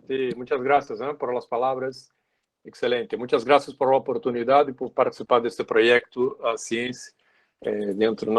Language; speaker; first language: Spanish; non-native, fluent; Portuguese